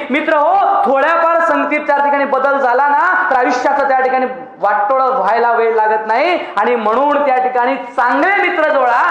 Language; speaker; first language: Marathi; non-native, local second language; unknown